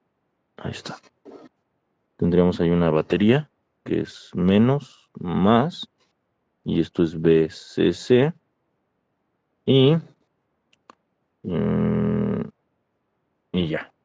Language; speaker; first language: Spanish; native; Spanish